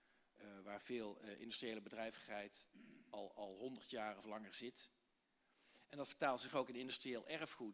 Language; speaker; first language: Dutch; native; Dutch